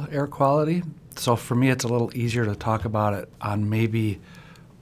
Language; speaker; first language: English; native; English